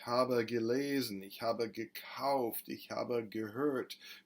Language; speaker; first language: German; non-native, fluent; English